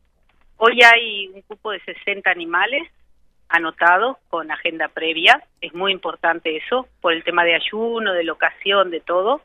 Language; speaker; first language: Spanish; native; Spanish